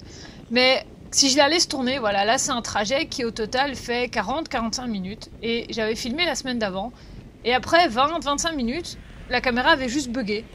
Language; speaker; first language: French; native; French